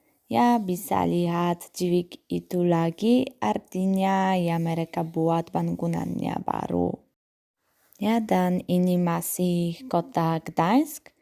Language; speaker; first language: Indonesian; non-native, fluent; Polish